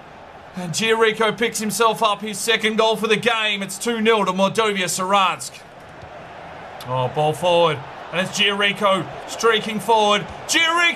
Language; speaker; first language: English; native; English